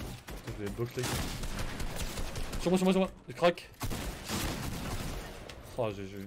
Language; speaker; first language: French; native; French